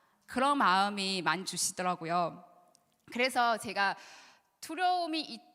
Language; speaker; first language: Korean; non-native, learner; Chinese